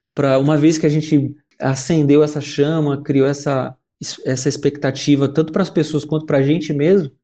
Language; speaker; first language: Portuguese; native; Portuguese